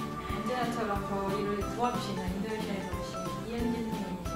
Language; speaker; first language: Korean; native; Korean